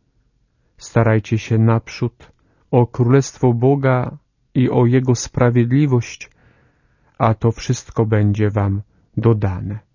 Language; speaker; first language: Polish; native; Polish